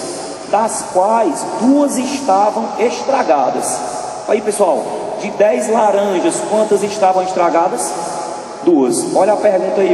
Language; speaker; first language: Portuguese; native; Portuguese